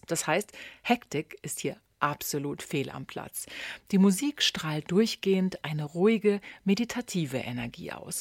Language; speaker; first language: German; native; German